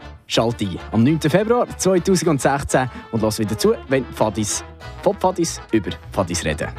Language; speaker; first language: German; native; German